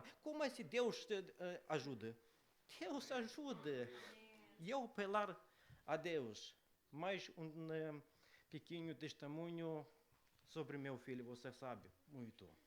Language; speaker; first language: Portuguese; non-native, learner; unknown